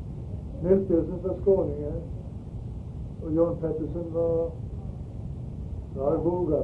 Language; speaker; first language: Swedish; early bilingual, heritage; Swedish